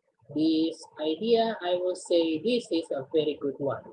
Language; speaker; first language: English; non-native, fluent; Indonesian